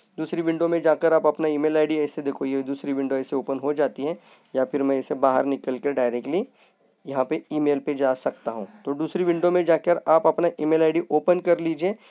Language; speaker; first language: Hindi; non-native, local second language; Marathi